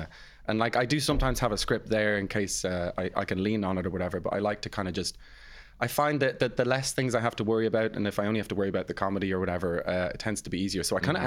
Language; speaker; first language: English; native; English